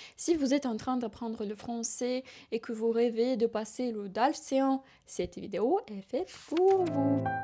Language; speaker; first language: French; non-native, fluent; Ukrainian